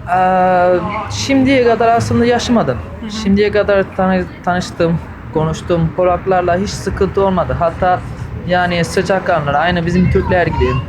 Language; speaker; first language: Turkish; early bilingual, heritage; Turkish